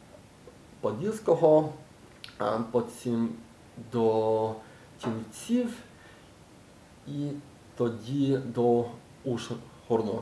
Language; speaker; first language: Ukrainian; non-native, learner; English